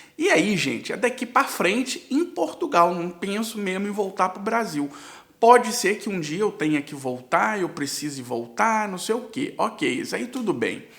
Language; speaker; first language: Portuguese; native; Portuguese